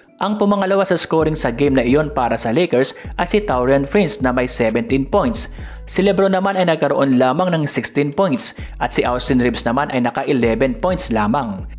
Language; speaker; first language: Filipino; native; Filipino